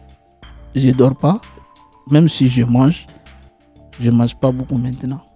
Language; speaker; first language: French; non-native, learner; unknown